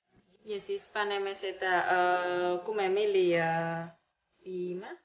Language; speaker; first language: Estonian; non-native, learner; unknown